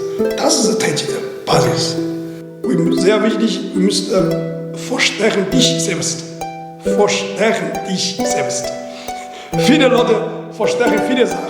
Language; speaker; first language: German; non-native, learner; Chinese